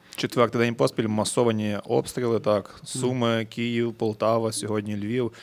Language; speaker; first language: Ukrainian; native; Ukrainian